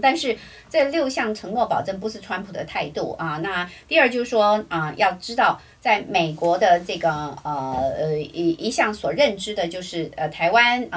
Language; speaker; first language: Chinese; native; Chinese